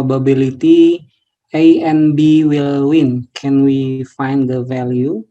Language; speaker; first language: English; non-native, learner; Indonesian